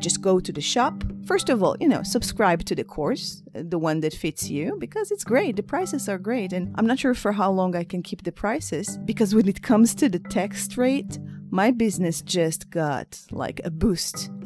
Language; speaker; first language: English; non-native, fluent; Hebrew